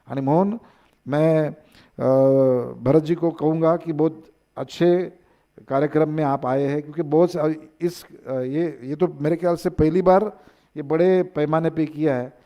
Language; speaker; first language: Hindi; non-native, local second language; Marathi